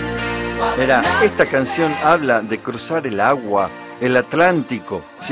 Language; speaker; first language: Spanish; native; Spanish